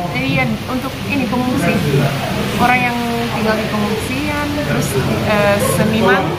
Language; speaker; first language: Indonesian; early bilingual, heritage; English